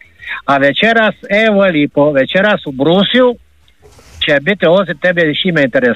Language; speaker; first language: Serbian; native; Serbian